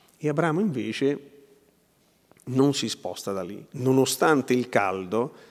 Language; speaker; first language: Italian; native; Italian